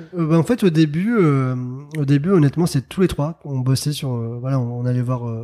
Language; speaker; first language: French; early bilingual, other home language; Arabic